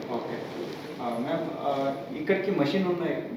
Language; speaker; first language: Telugu; non-native, local second language; Hindi